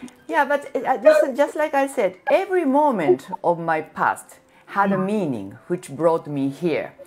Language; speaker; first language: English; non-native, fluent; Japanese